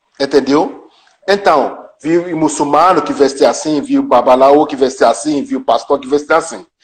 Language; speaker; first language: Portuguese; non-native, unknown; Yoruba